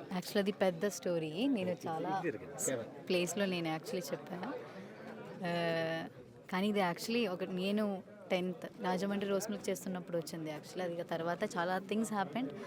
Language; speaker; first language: Telugu; non-native, learner; Malayalam